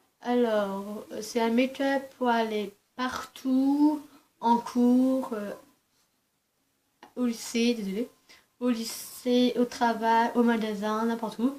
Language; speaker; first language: French; early bilingual, other home language; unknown